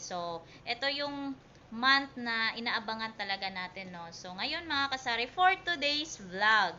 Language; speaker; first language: Filipino; native; Filipino